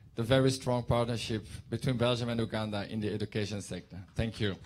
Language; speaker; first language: English; non-native, fluent; Dutch